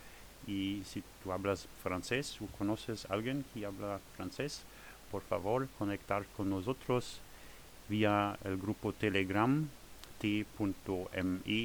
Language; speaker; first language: Spanish; non-native, learner; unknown